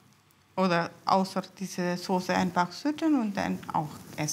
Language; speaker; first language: German; non-native, learner; Tamil